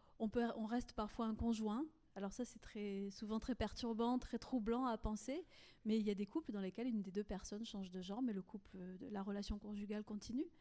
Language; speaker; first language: French; native; French